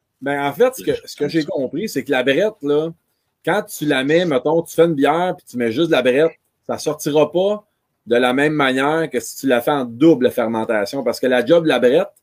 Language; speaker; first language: French; native; French